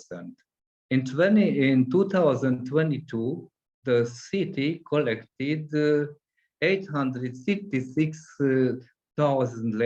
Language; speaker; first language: English; non-native, fluent; Hungarian